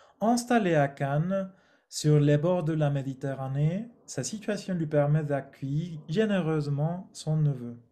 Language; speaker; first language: French; non-native, fluent; Spanish